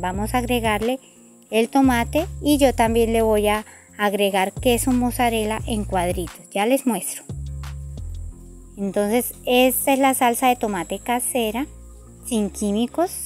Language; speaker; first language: Spanish; native; Spanish